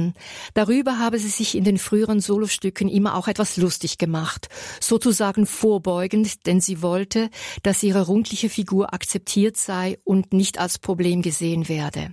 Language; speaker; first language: German; native; German